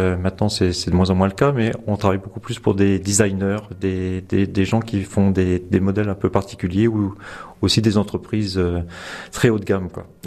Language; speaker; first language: French; native; French